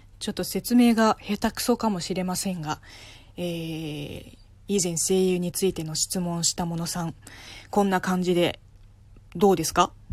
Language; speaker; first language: Japanese; non-native, fluent; Chinese